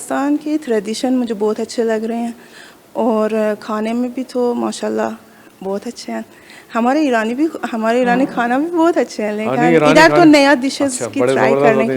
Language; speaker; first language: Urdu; non-native, learner; Persian